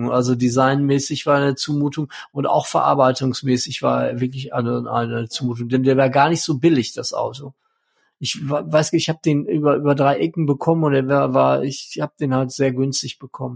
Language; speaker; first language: German; native; German